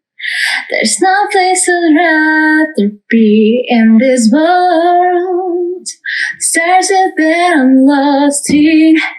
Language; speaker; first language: English; non-native, fluent; Russian